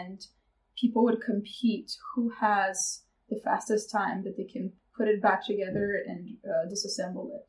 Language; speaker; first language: English; non-native, fluent; Russian